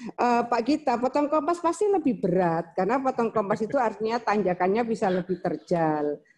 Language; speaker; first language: Indonesian; native; Indonesian